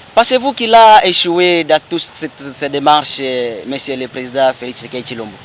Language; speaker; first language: French; non-native, local second language; Swahili